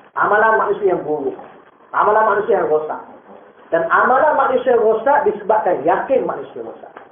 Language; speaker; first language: Malay; native; Malay